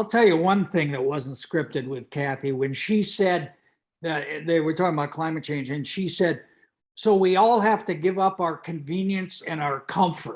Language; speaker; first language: English; native; English